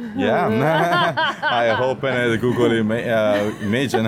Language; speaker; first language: English; non-native, learner; Italian